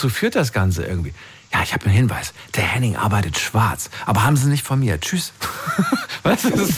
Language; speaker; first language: German; native; German